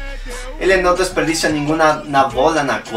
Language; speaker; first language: Portuguese; non-native, learner; Spanish